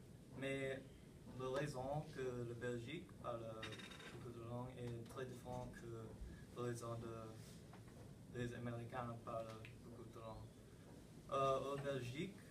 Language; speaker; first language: French; non-native, learner; English